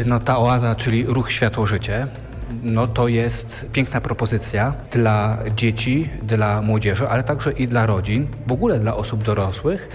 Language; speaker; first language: Polish; native; Polish